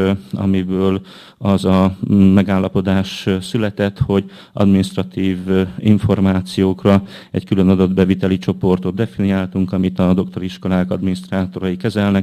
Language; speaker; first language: Hungarian; native; Hungarian